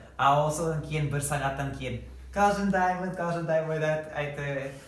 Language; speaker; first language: Kazakh; non-native, learner; English